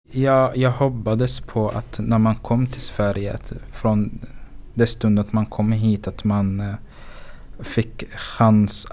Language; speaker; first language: Swedish; non-native, fluent; Arabic